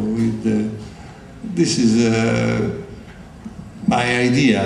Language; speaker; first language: English; non-native, learner; Italian